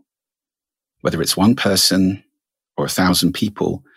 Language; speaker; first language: English; native; English